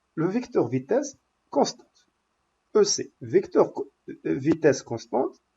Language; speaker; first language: French; non-native, local second language; Arabic